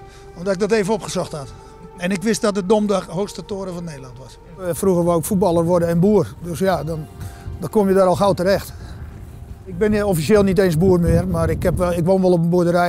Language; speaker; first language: Dutch; native; Dutch